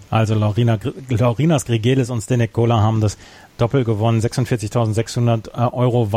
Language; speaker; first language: German; native; German